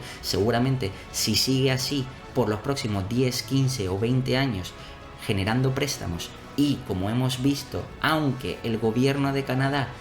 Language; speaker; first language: Spanish; native; Spanish